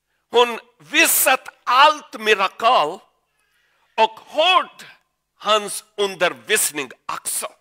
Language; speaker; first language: Swedish; non-native, learner; Urdu